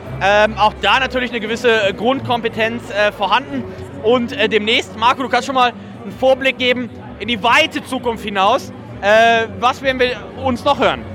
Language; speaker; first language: German; native; German